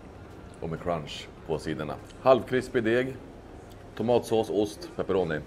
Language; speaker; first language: Swedish; native; Swedish